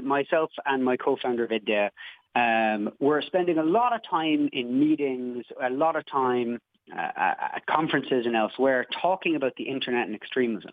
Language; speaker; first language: English; native; English